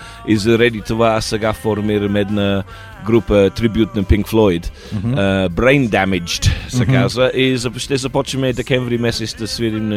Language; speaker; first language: Bulgarian; non-native, learner; English